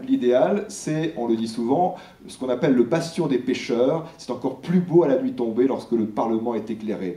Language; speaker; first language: French; native; French